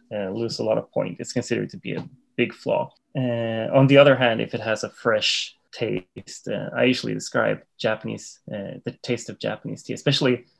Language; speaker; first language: English; non-native, fluent; Swedish